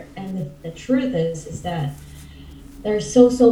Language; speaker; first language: English; non-native, fluent; Spanish